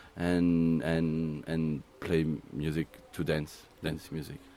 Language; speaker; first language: English; non-native, learner; French